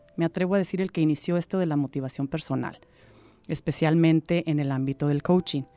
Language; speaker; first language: Spanish; native; Spanish